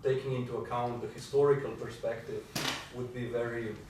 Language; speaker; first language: English; non-native, fluent; Slovenian